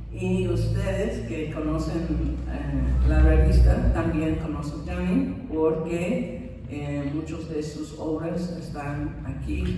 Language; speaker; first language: Spanish; non-native, fluent; English